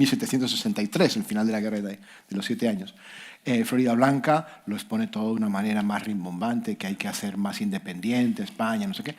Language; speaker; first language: Spanish; native; Spanish